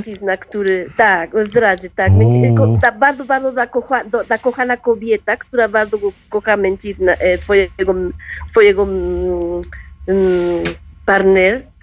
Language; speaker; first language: Polish; non-native, learner; Spanish